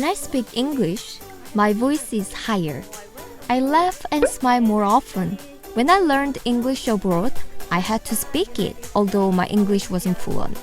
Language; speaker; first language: English; non-native, fluent; Korean